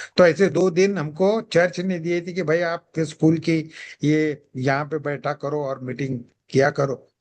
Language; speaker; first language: Hindi; non-native, local second language; Marathi